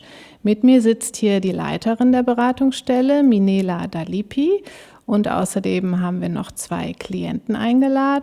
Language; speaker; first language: German; native; German